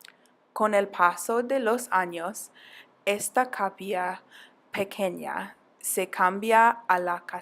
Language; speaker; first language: Spanish; non-native, learner; English